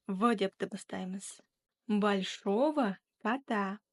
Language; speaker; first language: Russian; non-native, local second language; Kazakh